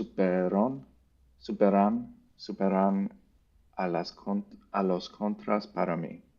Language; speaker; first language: Spanish; non-native, learner; English